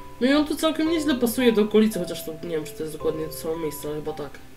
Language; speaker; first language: Polish; native; Polish